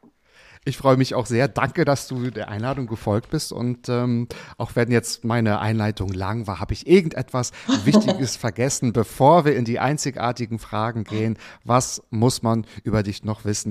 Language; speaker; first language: German; native; German